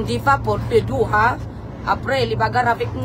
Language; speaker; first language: French; non-native, learner; Filipino